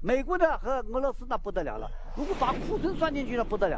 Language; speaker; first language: Chinese; native; Chinese